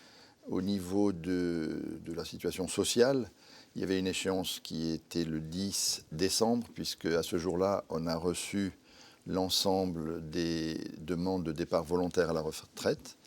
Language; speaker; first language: French; native; French